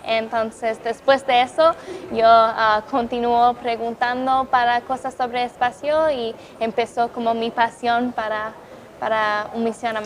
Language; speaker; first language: Spanish; non-native, fluent; English